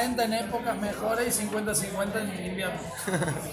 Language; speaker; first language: Spanish; native; Spanish